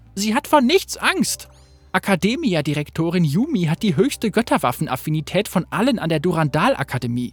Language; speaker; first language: German; native; German